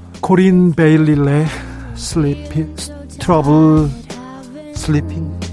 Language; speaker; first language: Korean; native; Korean